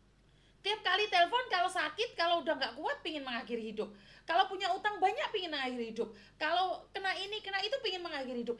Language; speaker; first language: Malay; non-native, local second language; Javanese